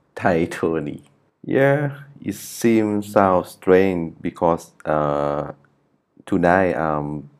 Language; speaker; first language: English; non-native, learner; Thai